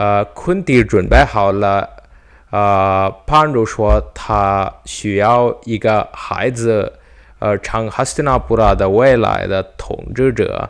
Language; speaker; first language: Chinese; non-native, learner; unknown